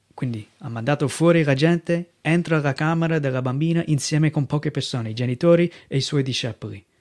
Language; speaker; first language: Italian; non-native, fluent; English